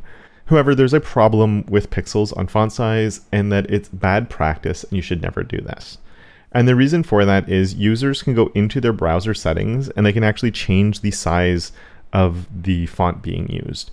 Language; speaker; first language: English; native; English